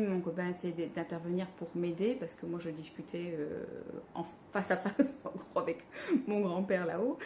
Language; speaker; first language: French; native; French